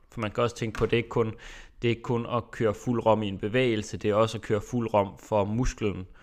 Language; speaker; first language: Danish; native; Danish